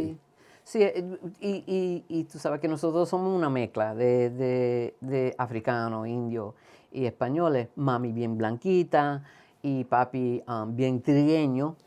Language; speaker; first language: Spanish; early bilingual, heritage; Spanish